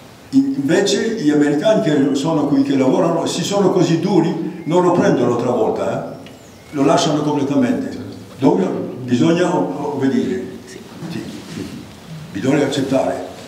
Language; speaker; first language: Italian; non-native, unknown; Greek